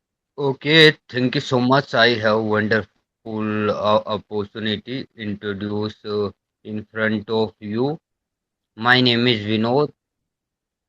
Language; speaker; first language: English; non-native, learner; Hindi